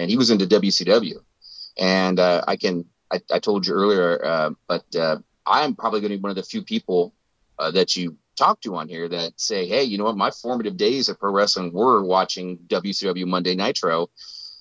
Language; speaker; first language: English; native; English